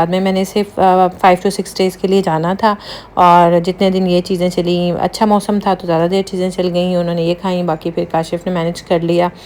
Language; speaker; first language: Urdu; native; Urdu